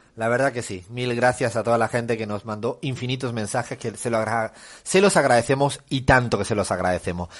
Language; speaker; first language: Spanish; native; Spanish